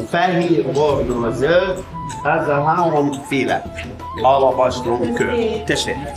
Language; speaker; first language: Hungarian; non-native, learner; Arabic